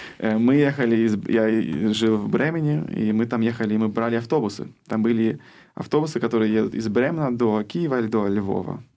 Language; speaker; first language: Russian; early bilingual, heritage; Russian